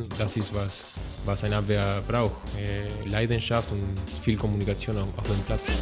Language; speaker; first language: German; non-native, learner; Spanish